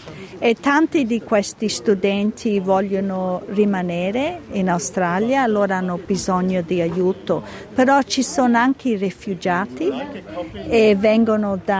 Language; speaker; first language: Italian; early bilingual, heritage; Italian